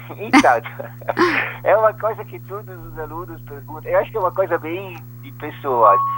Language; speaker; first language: Portuguese; non-native, fluent; Italian